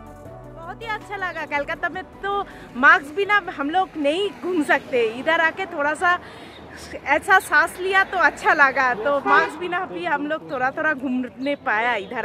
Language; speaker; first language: Hindi; non-native, local second language; Bangla